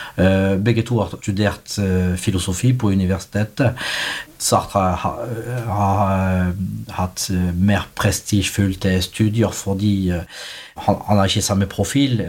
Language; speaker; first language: Norwegian; non-native, fluent; French